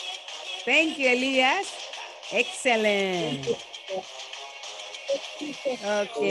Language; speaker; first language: English; non-native, learner; Spanish